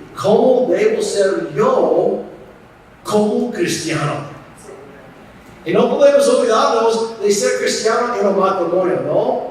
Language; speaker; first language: Spanish; non-native, fluent; English